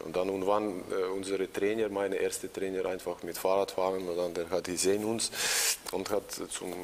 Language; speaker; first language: German; non-native, learner; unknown